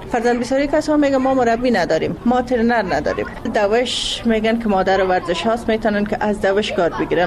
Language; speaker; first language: Persian; native; Persian